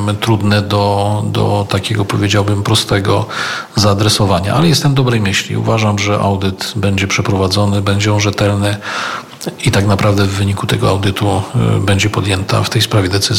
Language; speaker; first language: Polish; native; Polish